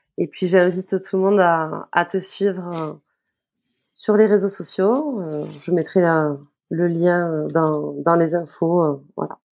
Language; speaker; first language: French; native; French